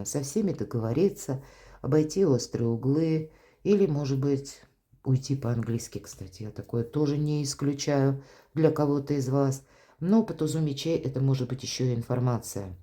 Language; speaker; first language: Russian; native; Russian